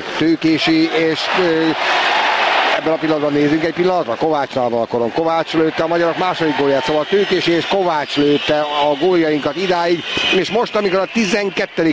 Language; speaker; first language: Hungarian; native; Hungarian